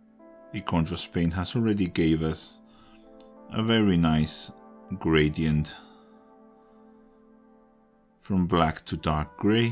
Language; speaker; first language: English; non-native, fluent; Spanish